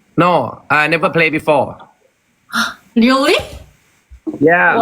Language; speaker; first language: English; non-native, learner; Thai